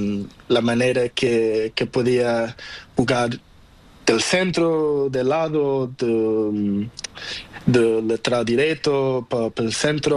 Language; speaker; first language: Spanish; non-native, learner; Portuguese